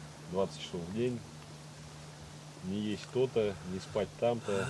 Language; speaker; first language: Russian; native; Russian